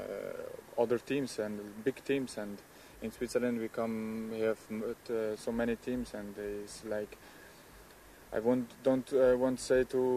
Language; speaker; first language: English; non-native, learner; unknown